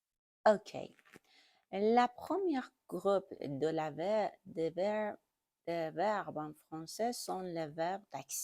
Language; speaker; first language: French; non-native, learner; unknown